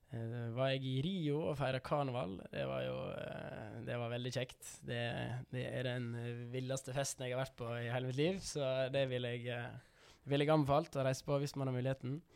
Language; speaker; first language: Norwegian; early bilingual, other home language; Dutch